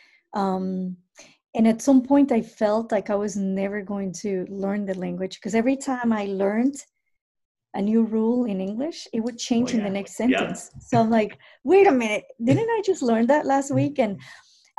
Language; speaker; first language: English; non-native, fluent; Spanish